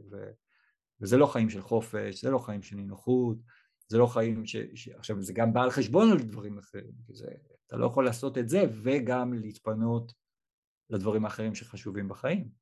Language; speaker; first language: Hebrew; native; Hebrew